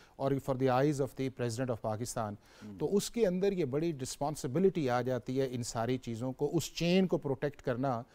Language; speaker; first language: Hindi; native; Hindi